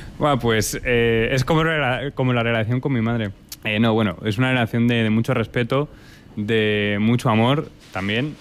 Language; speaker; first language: Spanish; native; Spanish